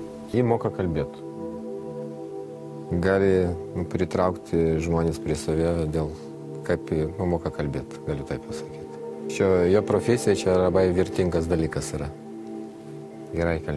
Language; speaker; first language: Lithuanian; non-native, learner; Russian